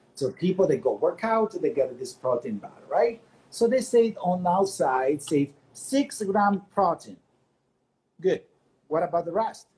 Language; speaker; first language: English; non-native, fluent; Italian